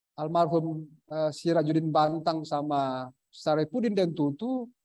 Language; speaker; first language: Indonesian; native; Indonesian